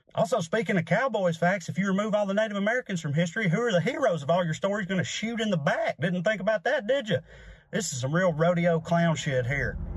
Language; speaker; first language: English; native; English